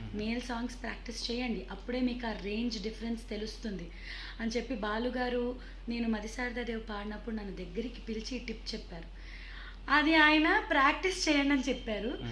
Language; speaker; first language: Telugu; early bilingual, heritage; Telugu